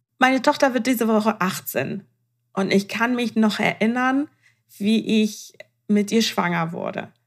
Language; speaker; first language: German; non-native, fluent; Persian